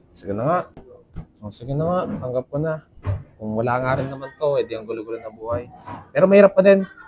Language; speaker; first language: Filipino; native; Filipino